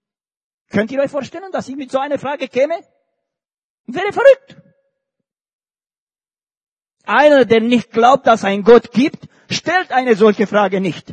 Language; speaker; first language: German; non-native, fluent; Romanian